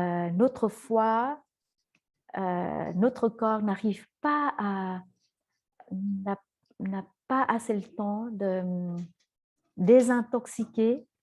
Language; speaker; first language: French; non-native, fluent; Vietnamese